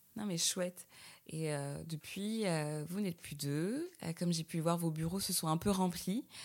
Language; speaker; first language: French; native; French